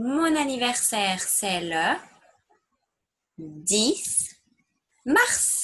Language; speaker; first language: French; non-native, fluent; English